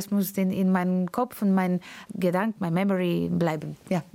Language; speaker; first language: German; non-native, fluent; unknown